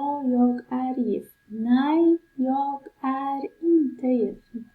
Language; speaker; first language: Swedish; non-native, learner; Persian